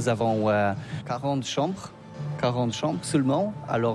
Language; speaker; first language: French; non-native, learner; Polish